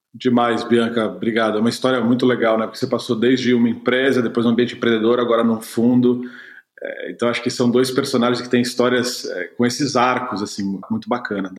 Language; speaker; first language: Portuguese; native; Portuguese